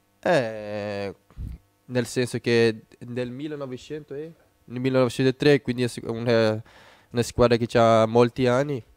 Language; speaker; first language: Italian; non-native, fluent; Portuguese